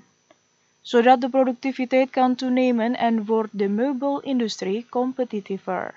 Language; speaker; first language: Dutch; non-native, fluent; Indonesian